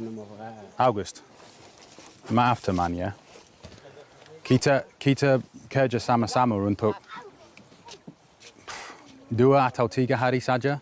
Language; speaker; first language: Indonesian; non-native, learner; English